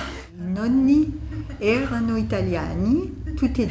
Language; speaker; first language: Italian; non-native, fluent; French